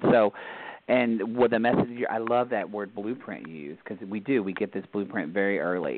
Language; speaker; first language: English; native; English